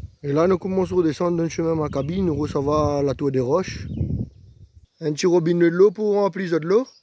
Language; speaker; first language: French; non-native, local second language; Réunion Creole French